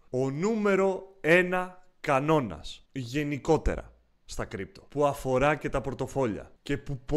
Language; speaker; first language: Greek; native; Greek